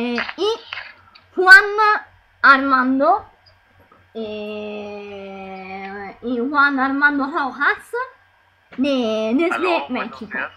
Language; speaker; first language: Spanish; non-native, fluent; Italian